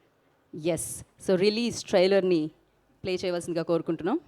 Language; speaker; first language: Telugu; native; Telugu